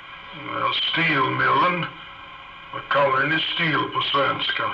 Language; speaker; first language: Swedish; early bilingual, heritage; Swedish